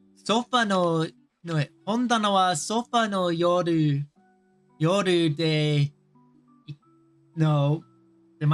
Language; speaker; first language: Japanese; non-native, learner; English